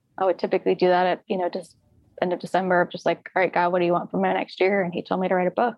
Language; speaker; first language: English; native; English